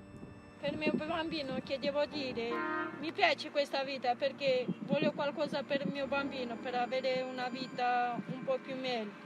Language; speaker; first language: Italian; non-native, learner; Romanian